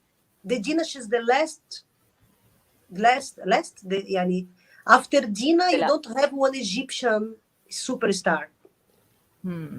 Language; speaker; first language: English; non-native, learner; Arabic